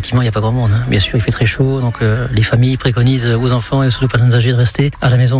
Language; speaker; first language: French; native; French